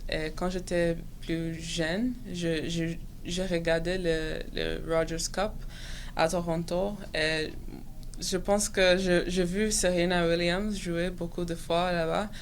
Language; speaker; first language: French; non-native, local second language; English